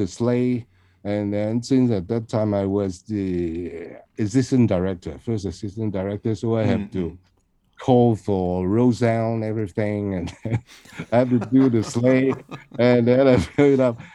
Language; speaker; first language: English; non-native, local second language; Cantonese